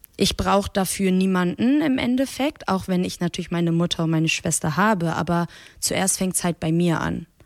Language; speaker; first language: German; early bilingual, other home language; Persian